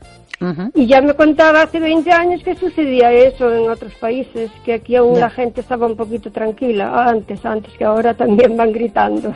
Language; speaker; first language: Spanish; native; Spanish